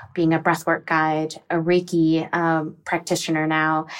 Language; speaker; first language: English; native; English